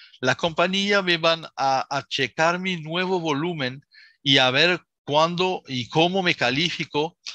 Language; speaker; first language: Spanish; non-native, fluent; Arabic